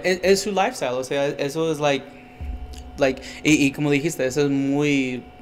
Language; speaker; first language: Spanish; early bilingual, heritage; Spanish